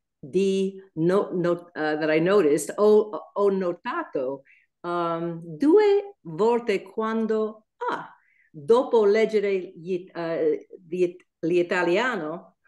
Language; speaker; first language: Italian; non-native, learner; English